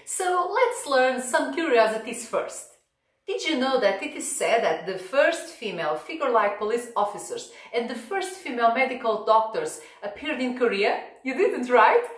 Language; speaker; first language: English; non-native, fluent; Portuguese